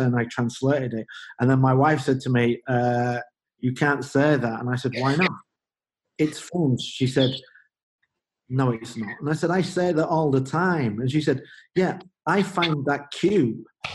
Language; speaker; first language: English; native; English